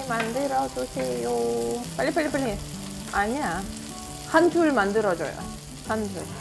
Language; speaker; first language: Korean; non-native, fluent; Russian